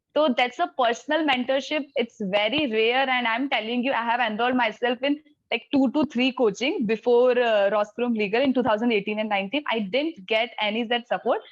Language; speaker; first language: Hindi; native; Hindi